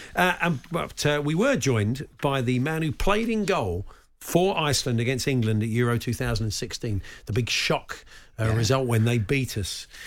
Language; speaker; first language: English; native; English